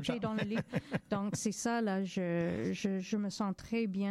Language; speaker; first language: French; non-native, fluent; English